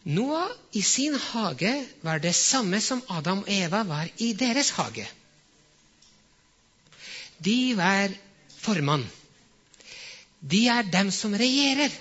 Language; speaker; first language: Norwegian; non-native, fluent; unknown